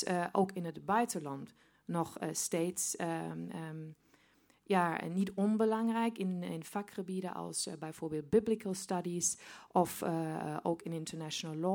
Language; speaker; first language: Dutch; non-native, fluent; German